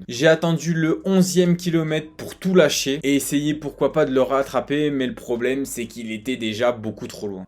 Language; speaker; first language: French; native; French